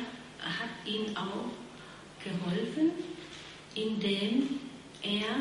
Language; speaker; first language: German; non-native, fluent; Vietnamese